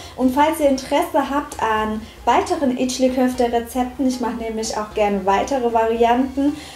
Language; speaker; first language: German; early bilingual, other home language; Turkish